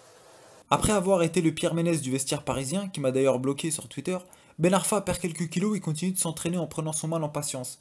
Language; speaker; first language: French; native; French